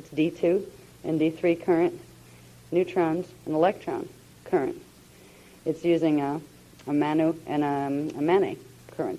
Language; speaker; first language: English; native; English